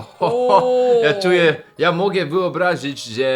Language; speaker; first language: Polish; non-native, learner; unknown